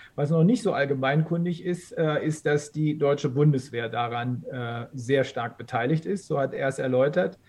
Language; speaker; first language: German; native; German